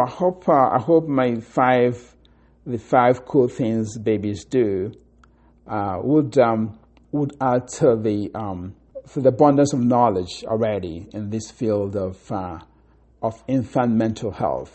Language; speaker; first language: English; non-native, local second language; Igbo